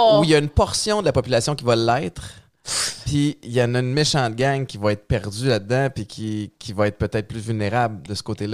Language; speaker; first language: French; native; French